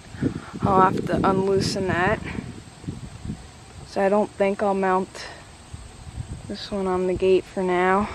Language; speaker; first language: English; native; English